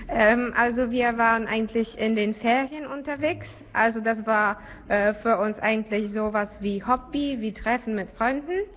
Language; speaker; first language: German; non-native, learner; Polish